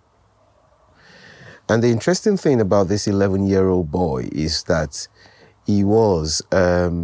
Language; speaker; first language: English; non-native, local second language; Yoruba